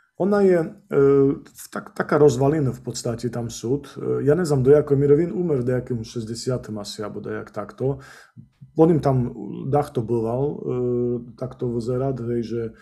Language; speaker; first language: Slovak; non-native, local second language; Rusyn